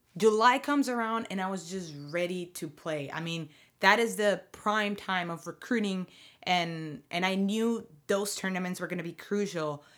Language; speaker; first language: English; non-native, fluent; Spanish